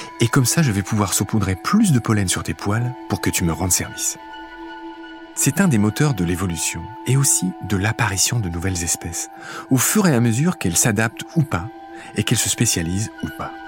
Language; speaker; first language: French; native; French